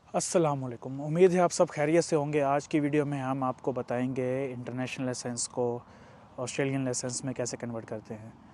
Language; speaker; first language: Urdu; non-native, local second language; Punjabi